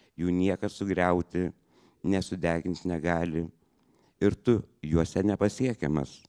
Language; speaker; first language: French; non-native, fluent; Lithuanian